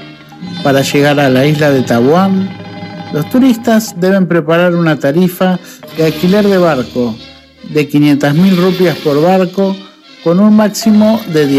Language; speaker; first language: Spanish; non-native, fluent; Indonesian